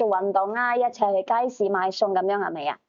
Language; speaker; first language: Cantonese; native; Cantonese